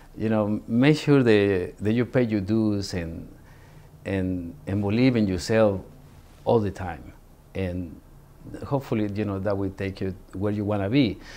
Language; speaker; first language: English; non-native, fluent; Spanish